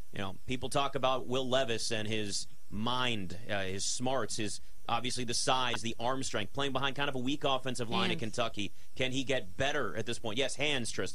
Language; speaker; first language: English; native; English